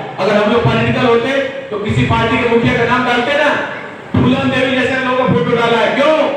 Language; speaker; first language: Hindi; native; Hindi